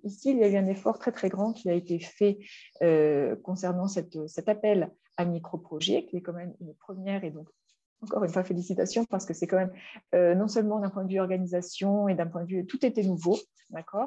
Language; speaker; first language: French; native; French